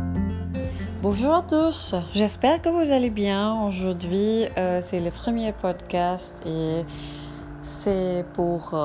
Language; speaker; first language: French; non-native, learner; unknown